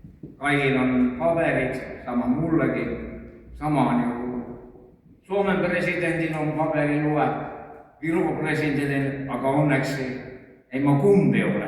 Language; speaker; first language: Finnish; non-native, local second language; Estonian